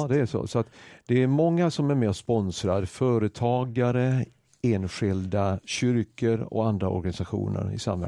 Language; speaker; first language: Swedish; native; Swedish